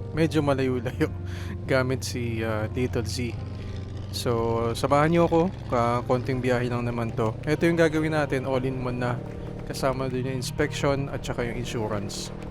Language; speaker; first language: Filipino; native; Filipino